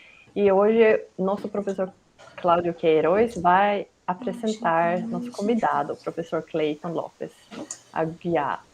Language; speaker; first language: Portuguese; non-native, fluent; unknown